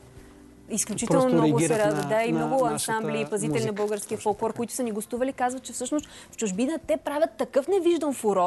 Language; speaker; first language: Bulgarian; native; Bulgarian